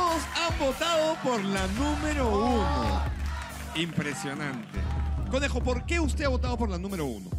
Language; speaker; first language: Spanish; native; Spanish